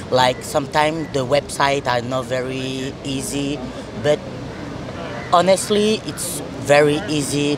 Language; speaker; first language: English; non-native, learner; French